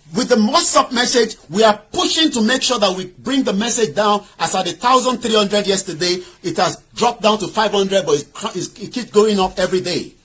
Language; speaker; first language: English; non-native, local second language; Yoruba